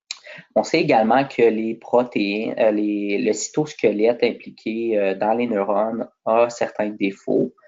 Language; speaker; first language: French; native; French